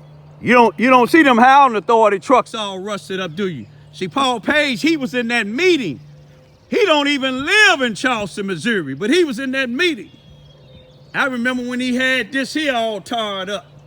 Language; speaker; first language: English; native; English